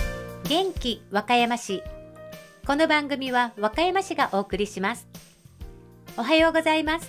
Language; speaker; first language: Japanese; native; Japanese